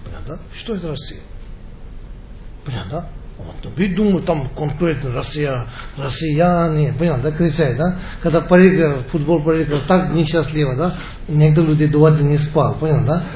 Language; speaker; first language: Russian; non-native, learner; Tibetan